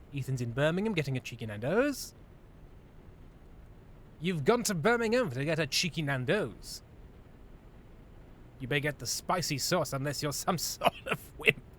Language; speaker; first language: English; native; English